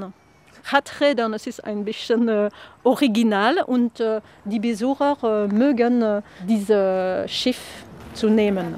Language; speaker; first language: German; non-native, fluent; French